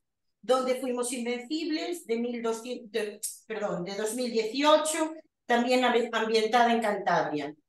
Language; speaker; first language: Spanish; native; Spanish